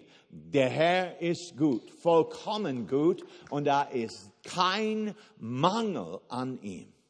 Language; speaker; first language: German; non-native, fluent; English